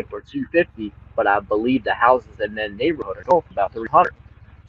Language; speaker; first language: English; native; English